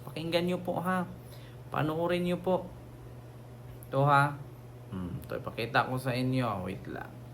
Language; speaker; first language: Filipino; native; Filipino